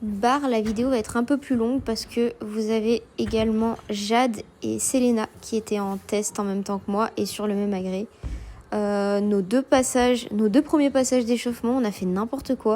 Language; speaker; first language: French; native; French